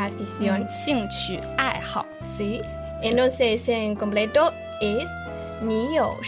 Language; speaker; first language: Spanish; non-native, fluent; Chinese